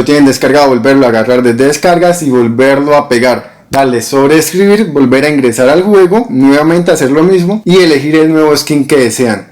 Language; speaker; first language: Spanish; native; Spanish